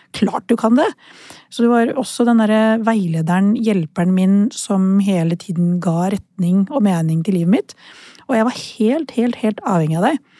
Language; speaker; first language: Norwegian; early bilingual, other home language; Urdu